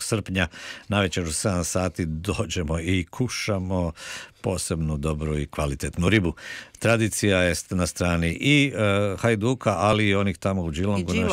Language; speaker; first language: Croatian; native; Croatian